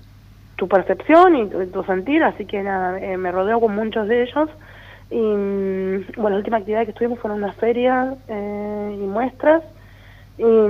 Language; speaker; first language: Spanish; native; Spanish